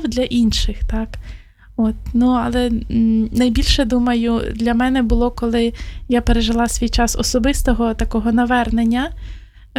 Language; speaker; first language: Ukrainian; native; Ukrainian